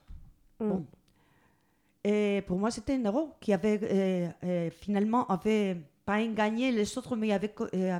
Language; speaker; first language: French; non-native, learner; Spanish